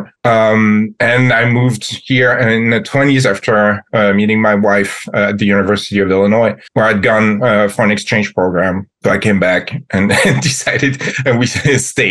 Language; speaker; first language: English; non-native, fluent; French